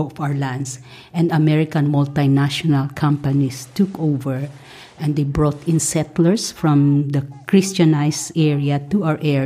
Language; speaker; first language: English; non-native, local second language; Maranao